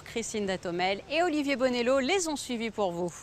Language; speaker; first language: French; native; French